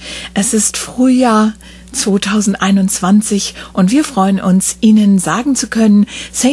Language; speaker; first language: German; native; German